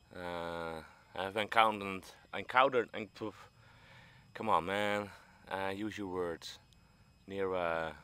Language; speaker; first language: English; non-native, fluent; Dutch